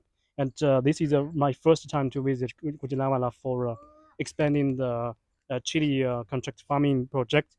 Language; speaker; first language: English; non-native, fluent; Chinese